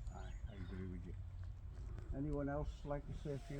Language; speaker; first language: English; native; English